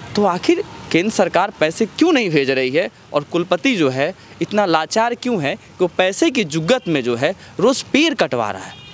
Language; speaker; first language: Hindi; native; Hindi